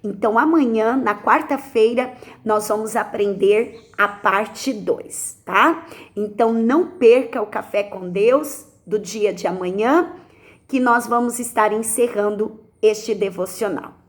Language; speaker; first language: Portuguese; native; Portuguese